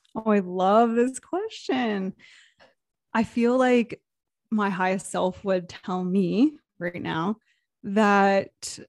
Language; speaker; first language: English; native; English